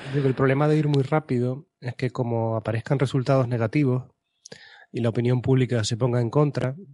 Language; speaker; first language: Spanish; native; Spanish